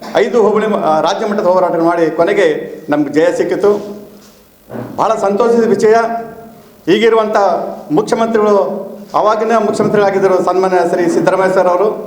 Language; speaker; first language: Kannada; native; Kannada